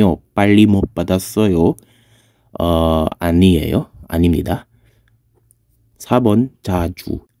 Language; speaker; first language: Korean; non-native, fluent; Filipino